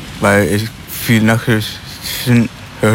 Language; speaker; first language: German; non-native, learner; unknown